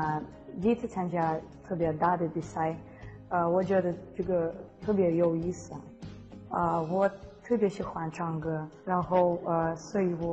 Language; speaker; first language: Chinese; non-native, learner; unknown